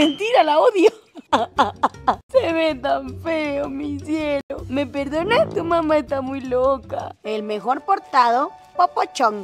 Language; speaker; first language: Spanish; native; Spanish